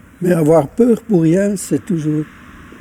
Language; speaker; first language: French; non-native, local second language; Dutch